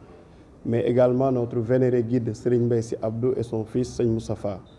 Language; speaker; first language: French; non-native, local second language; Wolof